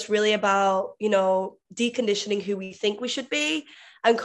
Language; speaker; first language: English; native; English